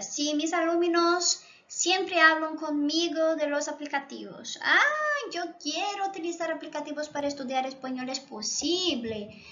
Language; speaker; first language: Spanish; non-native, local second language; Portuguese